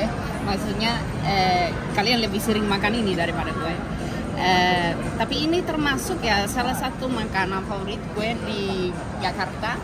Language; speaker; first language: Indonesian; non-native, fluent; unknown